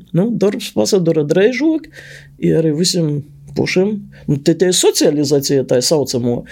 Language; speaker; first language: Latvian; native; Latvian